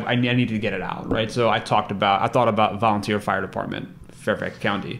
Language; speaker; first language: English; native; English